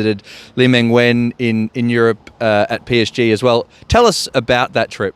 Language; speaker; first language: English; native; English